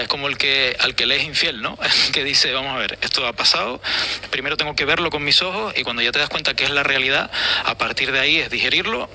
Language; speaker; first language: Spanish; native; Spanish